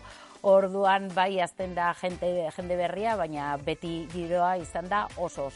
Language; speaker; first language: Basque; non-native, learner; Spanish